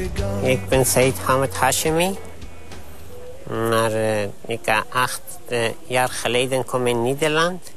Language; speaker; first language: Dutch; non-native, learner; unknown